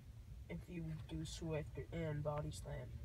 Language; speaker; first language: English; native; English